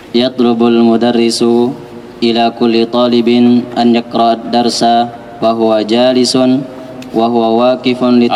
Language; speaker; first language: Arabic; non-native, learner; Indonesian